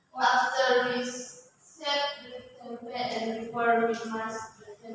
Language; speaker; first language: English; non-native, learner; Indonesian